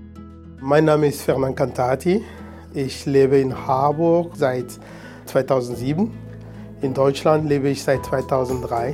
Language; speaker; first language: German; non-native, fluent; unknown